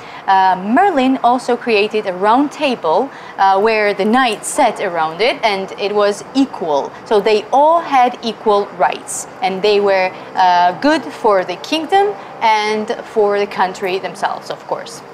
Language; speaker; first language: English; non-native, fluent; Georgian